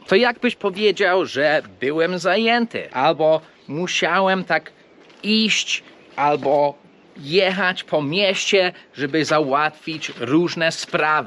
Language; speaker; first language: Polish; non-native, fluent; English